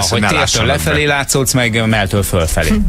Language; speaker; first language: Hungarian; native; Hungarian